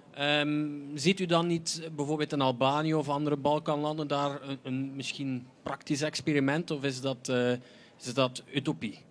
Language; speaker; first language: Dutch; native; Dutch